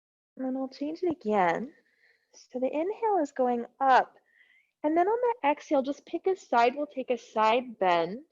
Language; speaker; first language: English; native; English